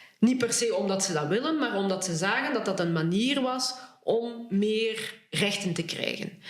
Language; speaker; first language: Dutch; early bilingual, other home language; Lingala